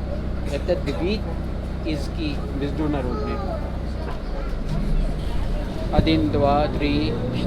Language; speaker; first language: Russian; non-native, learner; Urdu